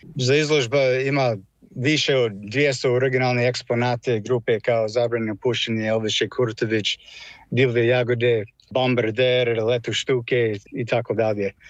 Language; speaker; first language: Croatian; non-native, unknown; English